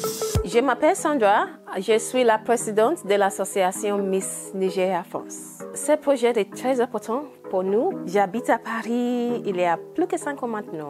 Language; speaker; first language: French; non-native, learner; English